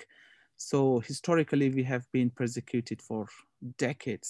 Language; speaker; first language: English; non-native, local second language; Hazaragi